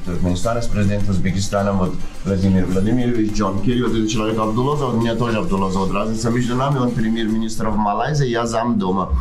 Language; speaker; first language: Russian; non-native, learner; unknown